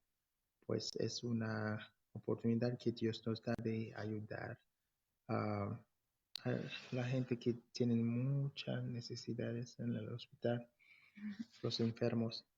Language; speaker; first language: Spanish; non-native, fluent; English